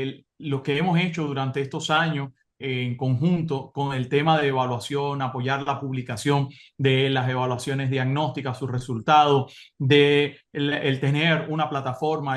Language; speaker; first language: Spanish; native; Spanish